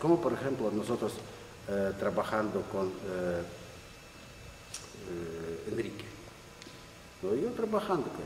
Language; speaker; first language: Spanish; non-native, learner; Russian